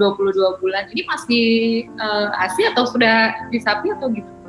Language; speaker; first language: Indonesian; native; Indonesian